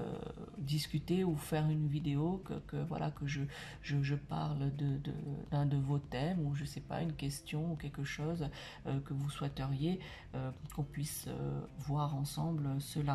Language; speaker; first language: French; native; French